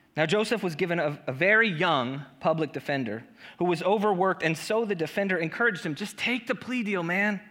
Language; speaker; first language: English; native; English